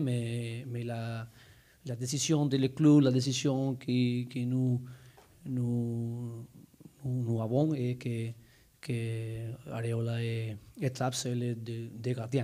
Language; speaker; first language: French; non-native, learner; Spanish